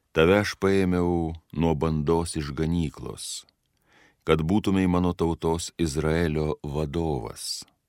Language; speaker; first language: Lithuanian; native; Lithuanian